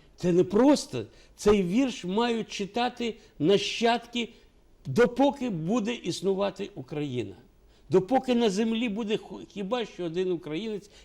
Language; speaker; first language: Ukrainian; non-native, local second language; Russian